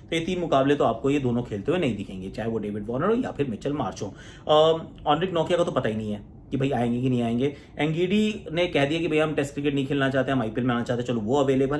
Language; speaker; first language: Hindi; native; Hindi